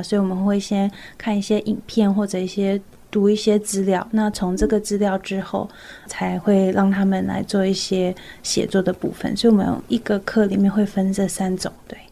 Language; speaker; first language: Chinese; early bilingual, heritage; Chinese